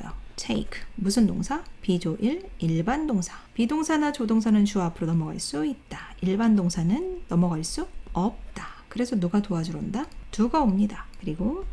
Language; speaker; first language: Korean; native; Korean